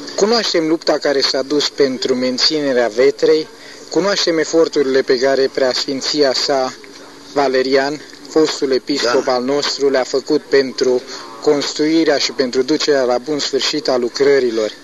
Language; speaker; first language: Romanian; native; Romanian